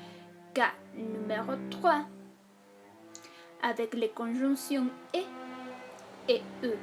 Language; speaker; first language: French; non-native, fluent; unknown